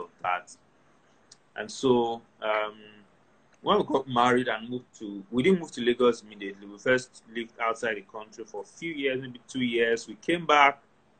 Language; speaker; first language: English; non-native, local second language; Yoruba